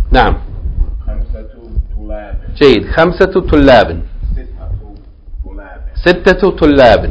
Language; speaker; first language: Arabic; non-native, fluent; English